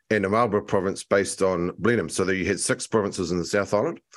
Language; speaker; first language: English; native; English